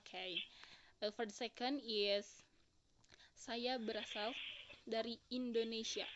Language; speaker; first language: English; non-native, learner; Indonesian